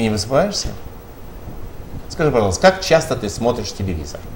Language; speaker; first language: Russian; native; Russian